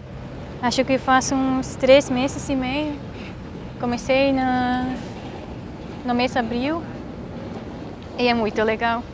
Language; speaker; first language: Portuguese; non-native, fluent; Swiss German